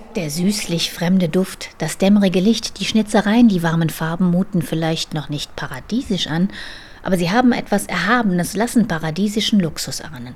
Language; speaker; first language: German; native; German